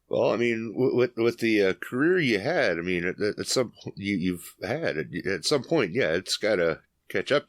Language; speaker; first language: English; native; English